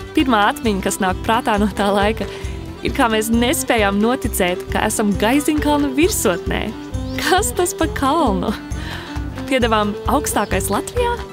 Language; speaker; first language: Latvian; early bilingual, heritage; Latvian